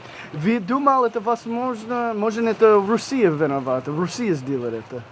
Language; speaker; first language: Russian; non-native, learner; English